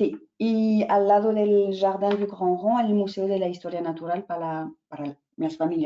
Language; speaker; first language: Spanish; non-native, fluent; French